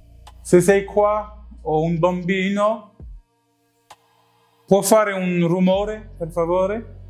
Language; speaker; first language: Italian; non-native, learner; French